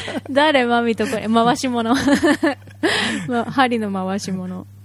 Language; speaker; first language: Japanese; native; Japanese